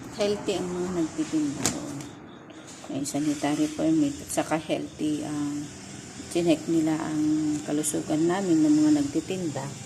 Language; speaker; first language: Filipino; non-native, local second language; Iloko